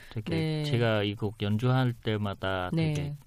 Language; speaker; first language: Korean; non-native, fluent; Vietnamese